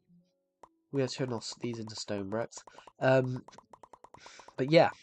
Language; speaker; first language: English; native; English